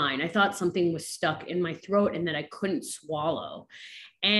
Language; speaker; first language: English; native; English